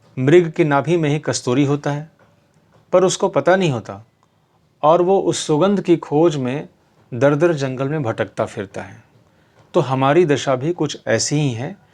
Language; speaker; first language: Hindi; native; Hindi